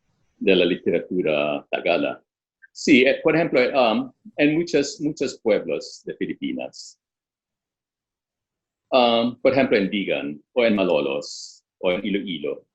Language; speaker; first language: Spanish; non-native, fluent; Filipino